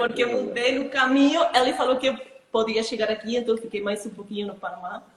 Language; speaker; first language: Portuguese; non-native, fluent; Spanish